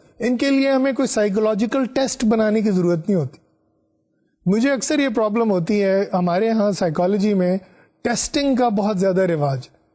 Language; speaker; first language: Urdu; non-native, local second language; Punjabi